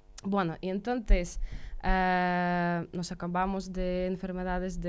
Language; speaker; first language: Spanish; non-native, fluent; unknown